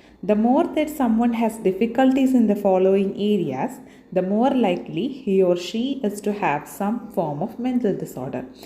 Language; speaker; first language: English; non-native, local second language; Malayalam